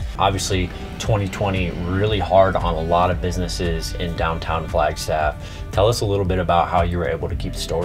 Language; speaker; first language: English; native; English